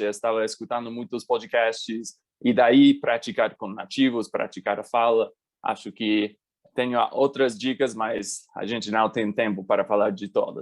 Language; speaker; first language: Portuguese; non-native, fluent; English